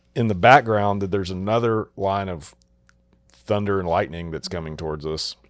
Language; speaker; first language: English; native; English